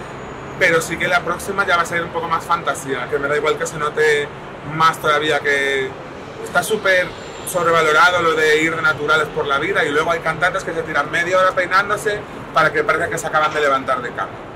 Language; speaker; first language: Spanish; native; Spanish